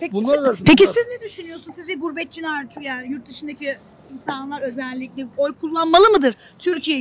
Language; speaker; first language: Turkish; native; Turkish